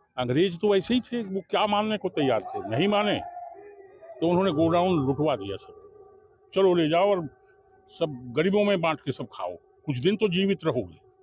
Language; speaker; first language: Hindi; native; Hindi